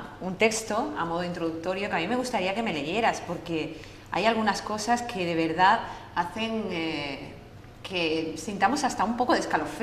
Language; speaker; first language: Spanish; native; Spanish